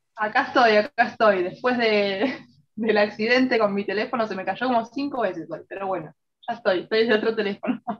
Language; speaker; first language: Spanish; native; Spanish